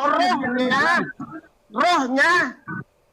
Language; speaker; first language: Indonesian; native; Indonesian